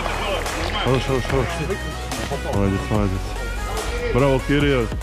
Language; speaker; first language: Russian; non-native, learner; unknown